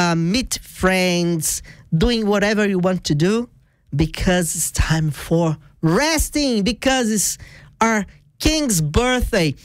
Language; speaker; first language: English; non-native, fluent; Portuguese